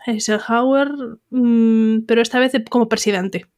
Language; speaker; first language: Spanish; non-native, local second language; Galician